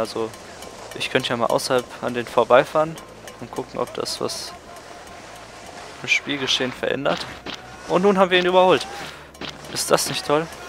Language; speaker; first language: German; native; German